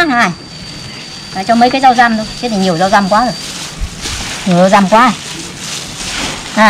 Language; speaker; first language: Vietnamese; native; Vietnamese